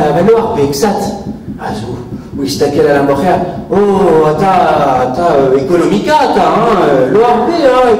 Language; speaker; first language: Hebrew; non-native, fluent; French